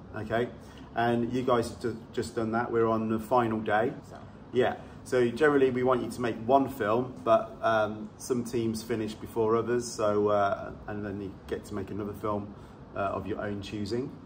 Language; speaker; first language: English; native; English